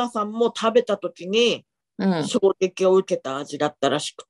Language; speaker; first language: Japanese; native; Japanese